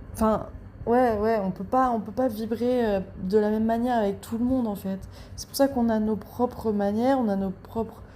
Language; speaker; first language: French; native; French